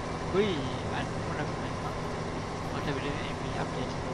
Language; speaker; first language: German; native; German